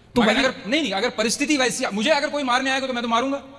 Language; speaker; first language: Hindi; non-native, local second language; Kashmiri